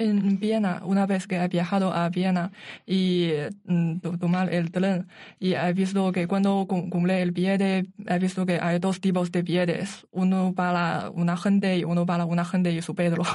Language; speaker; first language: Spanish; non-native, learner; Chinese